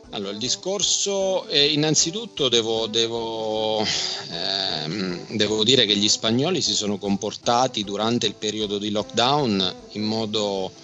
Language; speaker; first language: Italian; native; Italian